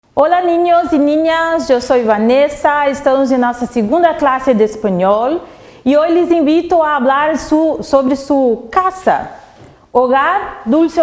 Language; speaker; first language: Spanish; non-native, fluent; Portuguese